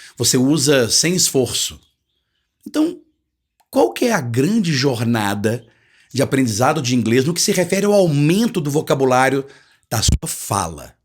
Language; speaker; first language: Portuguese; native; Portuguese